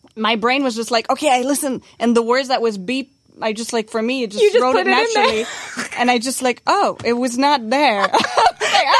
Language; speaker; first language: English; native; English